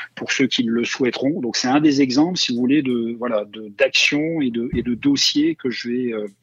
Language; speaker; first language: French; native; French